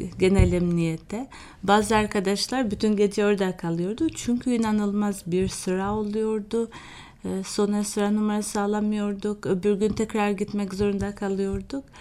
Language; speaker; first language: Turkish; non-native, fluent; Albanian